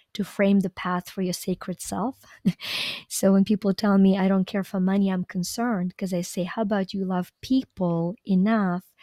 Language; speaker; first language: English; non-native, fluent; Ukrainian